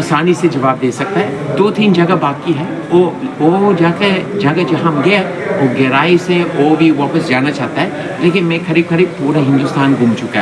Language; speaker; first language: Hindi; non-native, fluent; English